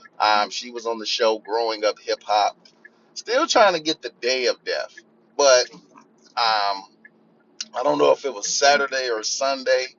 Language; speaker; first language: English; native; English